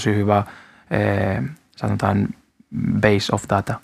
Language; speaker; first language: Finnish; non-native, fluent; Spanish